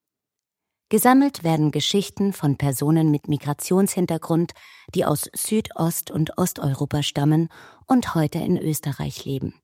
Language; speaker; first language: German; native; German